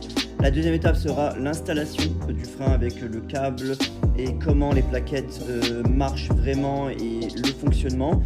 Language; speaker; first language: French; native; French